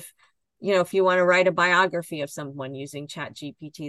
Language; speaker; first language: English; native; English